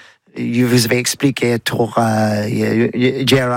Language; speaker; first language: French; non-native, learner; English